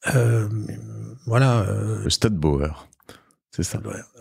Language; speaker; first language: French; native; French